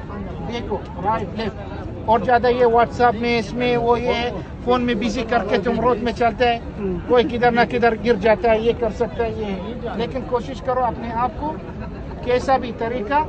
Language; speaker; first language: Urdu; non-native, learner; Arabic